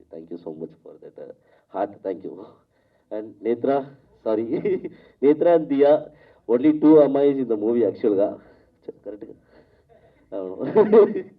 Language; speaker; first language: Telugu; non-native, learner; Tamil